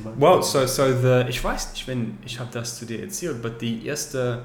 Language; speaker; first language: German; non-native, learner; English